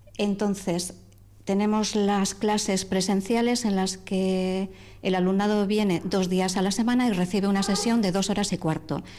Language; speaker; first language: Spanish; native; Spanish